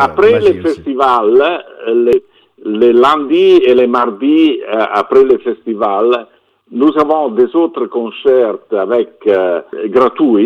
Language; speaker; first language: French; non-native, fluent; Italian